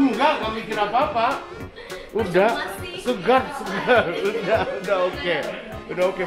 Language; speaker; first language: Indonesian; non-native, fluent; Japanese